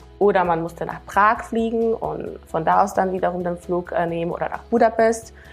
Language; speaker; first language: German; non-native, fluent; Slovak